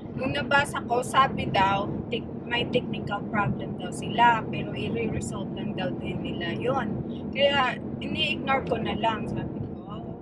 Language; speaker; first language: Filipino; non-native, local second language; Cebuano